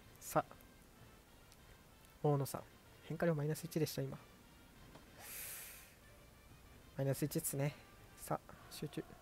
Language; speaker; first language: Japanese; native; Japanese